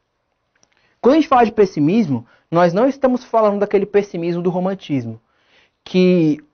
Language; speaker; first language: Portuguese; native; Portuguese